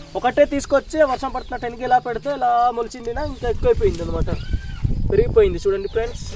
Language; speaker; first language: Telugu; non-native, local second language; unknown